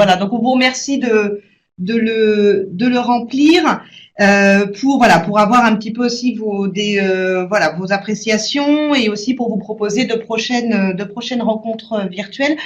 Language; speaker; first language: French; native; French